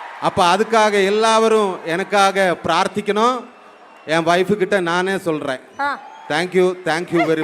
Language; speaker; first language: Tamil; non-native, learner; Malayalam